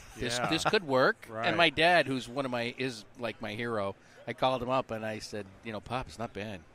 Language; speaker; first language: English; native; English